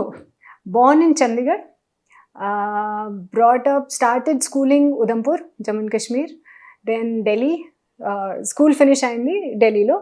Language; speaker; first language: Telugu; non-native, learner; Hindi